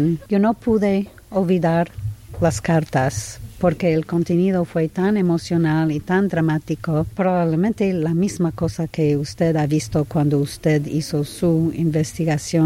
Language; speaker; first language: Spanish; non-native, fluent; English